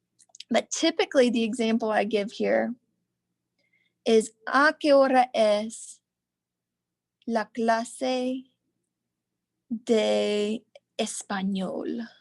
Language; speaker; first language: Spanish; non-native, learner; English